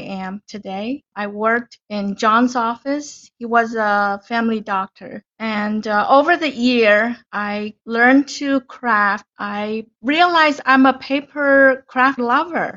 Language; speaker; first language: English; non-native, fluent; Chinese